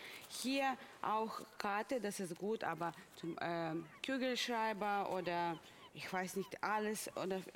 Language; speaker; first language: German; non-native, fluent; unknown